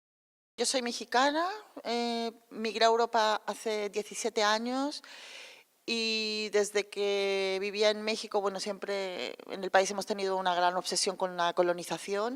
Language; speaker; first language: Spanish; native; Spanish